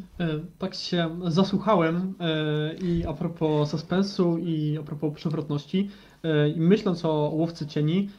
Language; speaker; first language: Polish; native; Polish